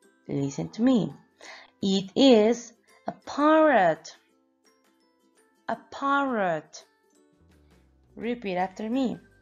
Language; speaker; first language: English; non-native, fluent; Spanish